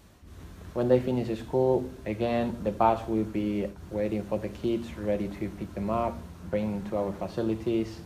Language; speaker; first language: English; non-native, fluent; Spanish